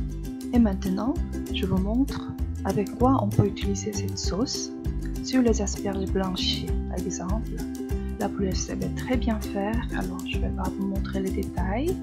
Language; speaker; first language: French; non-native, fluent; Korean